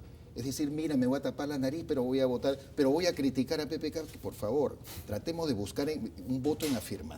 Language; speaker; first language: Spanish; native; Spanish